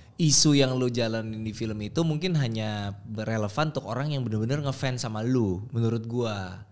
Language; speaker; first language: Indonesian; native; Indonesian